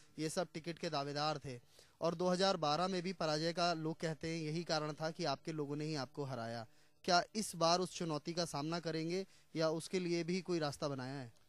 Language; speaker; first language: Hindi; native; Hindi